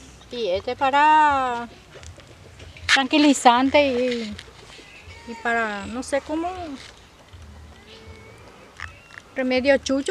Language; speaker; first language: Spanish; non-native, local second language; Guarani